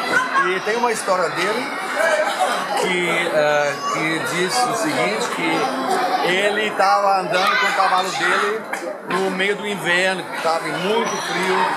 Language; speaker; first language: Portuguese; non-native, fluent; German